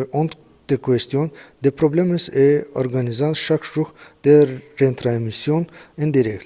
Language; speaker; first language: French; non-native, learner; Azerbaijani